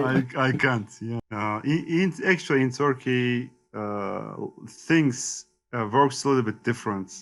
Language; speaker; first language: English; non-native, learner; Turkish